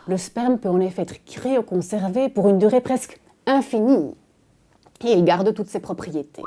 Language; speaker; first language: French; native; French